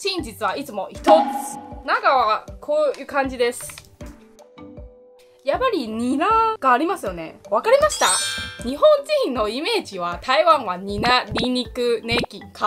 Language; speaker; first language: Japanese; non-native, learner; Chinese